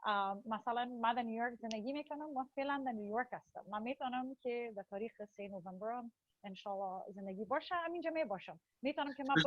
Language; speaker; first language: Persian; early bilingual, heritage; Persian